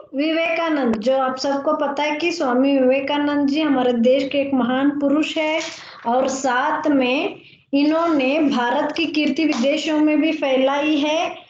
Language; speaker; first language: Hindi; non-native, local second language; Kannada